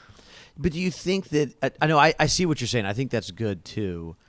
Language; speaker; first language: English; native; English